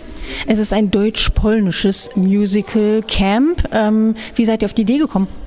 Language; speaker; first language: German; native; German